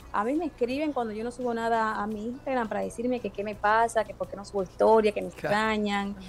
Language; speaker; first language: Spanish; native; Spanish